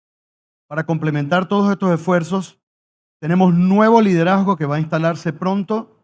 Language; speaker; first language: Spanish; native; Spanish